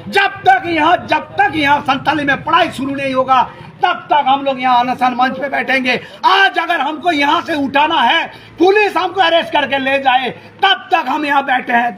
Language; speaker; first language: Hindi; non-native, local second language; Santali